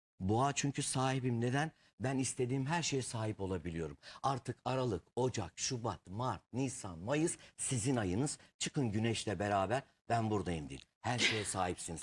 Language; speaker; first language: Turkish; native; Turkish